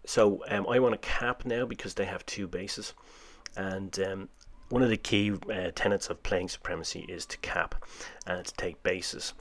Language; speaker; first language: English; native; English